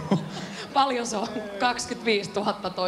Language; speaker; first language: Finnish; native; Finnish